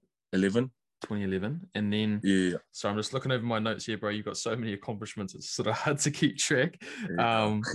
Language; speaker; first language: English; native; English